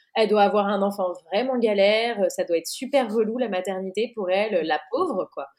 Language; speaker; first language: French; native; French